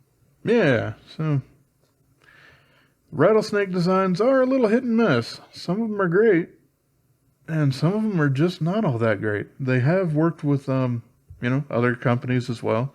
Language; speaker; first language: English; native; English